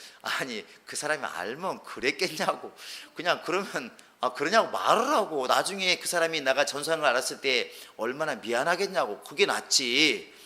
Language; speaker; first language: Korean; native; Korean